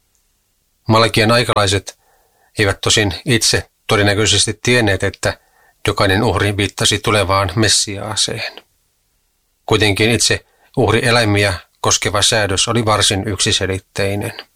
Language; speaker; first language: Finnish; native; Finnish